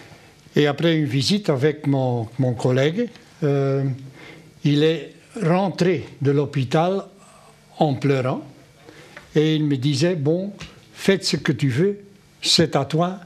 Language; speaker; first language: French; non-native, local second language; Dutch